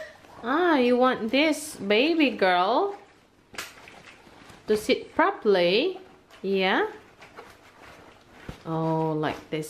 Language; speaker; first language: English; non-native, local second language; Filipino